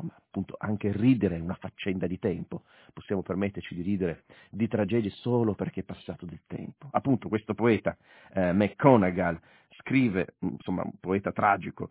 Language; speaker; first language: Italian; native; Italian